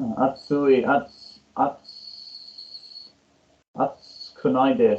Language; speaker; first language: Japanese; non-native, learner; English